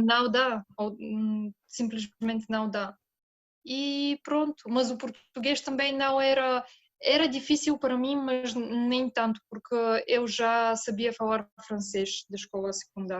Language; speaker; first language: Portuguese; non-native, fluent; Bulgarian